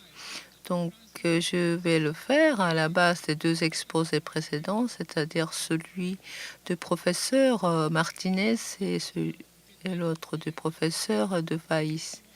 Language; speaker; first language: French; non-native, fluent; Japanese